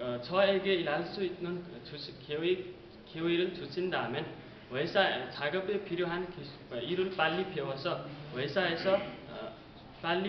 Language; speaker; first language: Korean; non-native, learner; Nepali